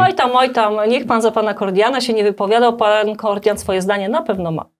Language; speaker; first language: Polish; native; Polish